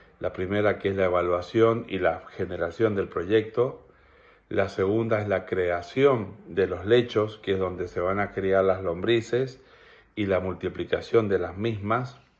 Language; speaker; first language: Spanish; native; Spanish